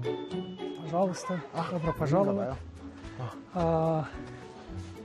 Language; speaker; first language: Russian; non-native, local second language; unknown